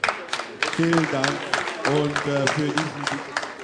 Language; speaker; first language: German; non-native, fluent; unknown